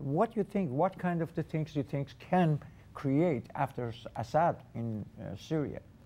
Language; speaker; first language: English; non-native, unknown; Persian